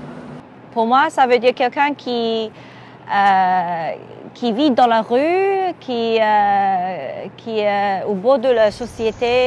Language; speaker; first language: French; non-native, learner; Cantonese